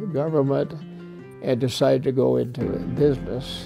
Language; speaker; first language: English; native; English